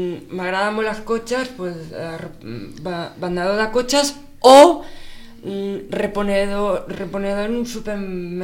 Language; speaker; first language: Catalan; non-native, local second language; Spanish